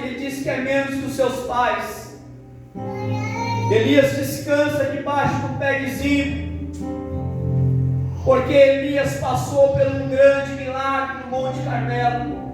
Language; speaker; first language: Portuguese; native; Portuguese